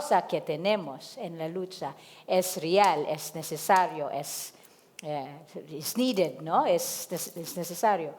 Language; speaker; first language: Spanish; non-native, learner; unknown